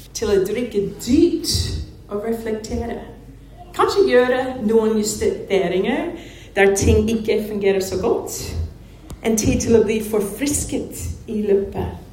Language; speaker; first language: Norwegian; non-native, fluent; English